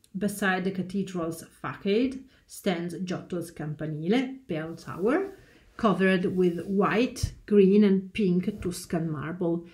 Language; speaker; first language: English; non-native, fluent; Italian